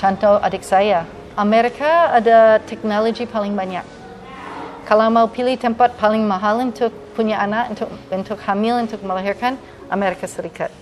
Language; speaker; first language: Indonesian; non-native, fluent; English